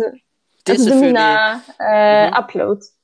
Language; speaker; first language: Danish; non-native, fluent; Polish